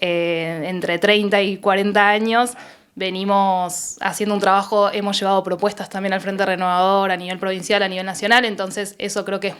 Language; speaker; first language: Spanish; native; Spanish